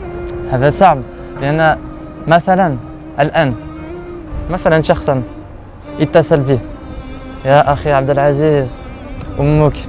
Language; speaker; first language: Arabic; non-native, learner; French